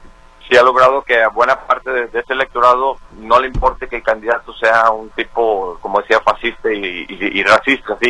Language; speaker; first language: Spanish; native; Spanish